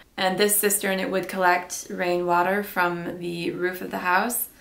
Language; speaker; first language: English; native; English